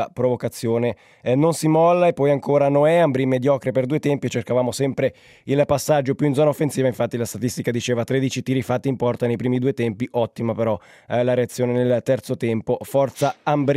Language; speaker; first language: Italian; native; Italian